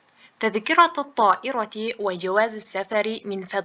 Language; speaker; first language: Arabic; non-native, fluent; Uzbek